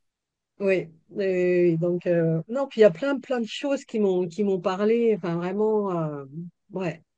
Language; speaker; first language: French; native; French